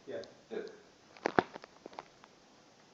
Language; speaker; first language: English; non-native, learner; Indonesian